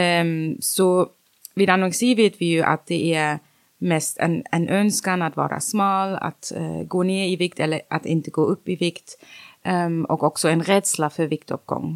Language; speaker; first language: Swedish; non-native, fluent; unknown